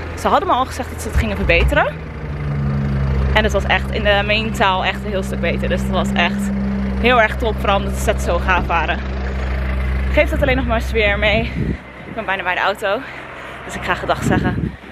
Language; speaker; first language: Dutch; native; Dutch